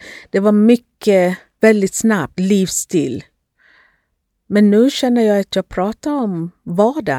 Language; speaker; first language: Swedish; non-native, fluent; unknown